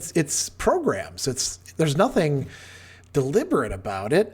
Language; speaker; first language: English; native; English